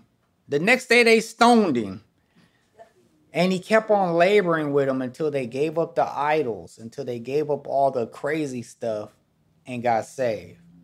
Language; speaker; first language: English; native; English